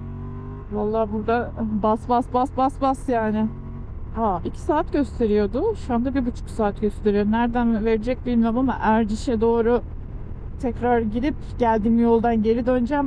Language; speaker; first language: Turkish; native; Turkish